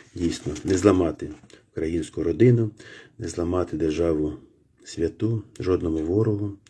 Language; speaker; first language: Ukrainian; native; Ukrainian